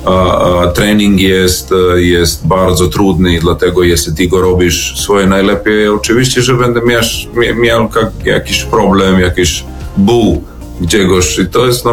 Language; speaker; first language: Polish; non-native, learner; Serbian